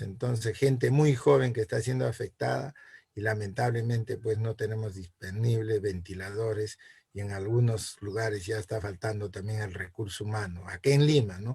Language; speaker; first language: Spanish; native; Spanish